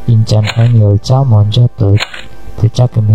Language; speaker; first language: Korean; non-native, learner; Indonesian